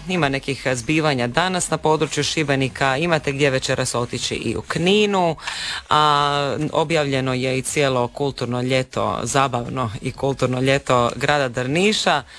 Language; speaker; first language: Croatian; native; Croatian